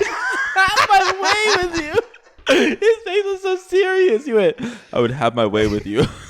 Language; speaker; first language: English; native; English